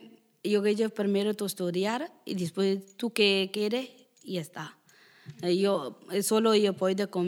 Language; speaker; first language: Spanish; non-native, learner; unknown